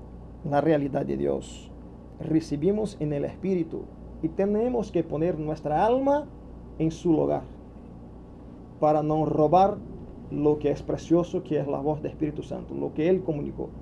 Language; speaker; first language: Spanish; non-native, learner; Portuguese